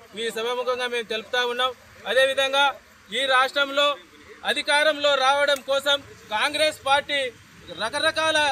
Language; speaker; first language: Telugu; non-native, local second language; Lambadi